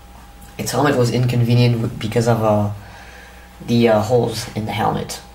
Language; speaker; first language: English; native; English